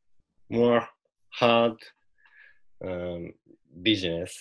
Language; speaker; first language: English; non-native, learner; Japanese